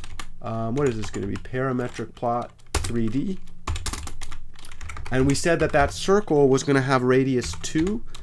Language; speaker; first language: English; native; English